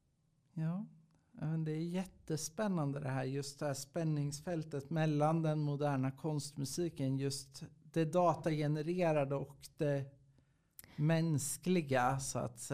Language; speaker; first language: Swedish; native; Swedish